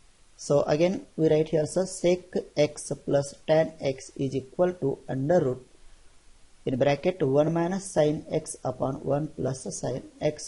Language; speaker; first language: English; non-native, local second language; Marathi